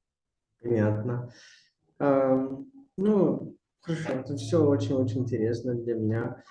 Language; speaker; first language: Russian; non-native, learner; Portuguese